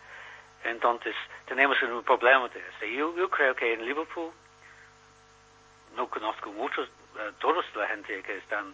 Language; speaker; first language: Spanish; non-native, learner; English